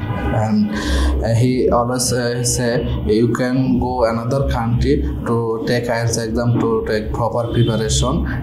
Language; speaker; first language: English; non-native, learner; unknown